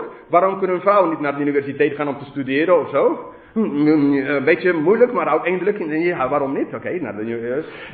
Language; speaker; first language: Dutch; non-native, fluent; English